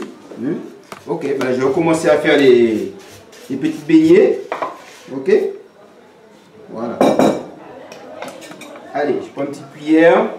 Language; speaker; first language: French; native; French